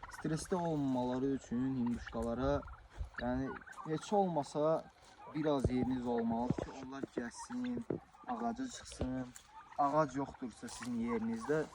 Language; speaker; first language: Azerbaijani; non-native, local second language; Lezghian